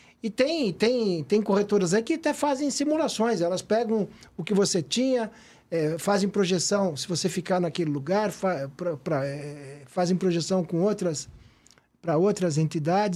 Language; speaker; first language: Portuguese; native; Portuguese